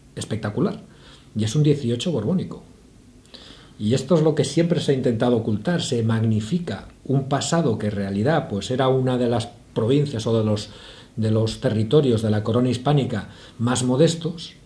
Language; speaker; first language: Spanish; native; Spanish